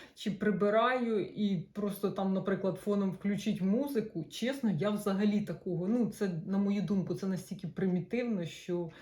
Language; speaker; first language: Ukrainian; non-native, local second language; Russian